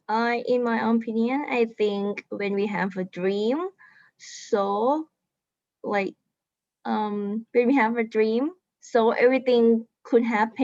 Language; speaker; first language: English; non-native, learner; Thai